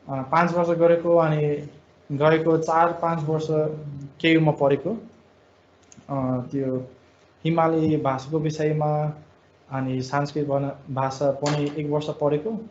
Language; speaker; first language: Nepali; non-native, fluent; English